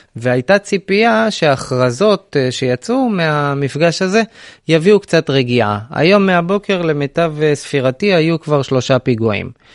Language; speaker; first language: Hebrew; native; Hebrew